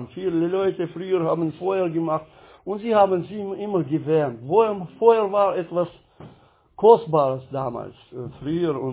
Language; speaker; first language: German; non-native, learner; Russian